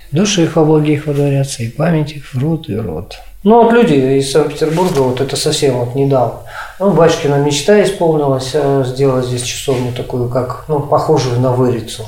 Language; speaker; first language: Russian; native; Russian